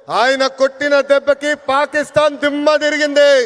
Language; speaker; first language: Telugu; native; Telugu